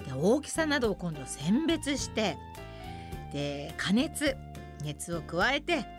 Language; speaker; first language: Japanese; native; Japanese